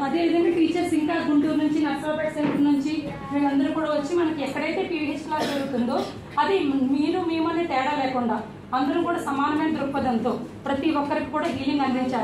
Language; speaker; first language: Telugu; native; Telugu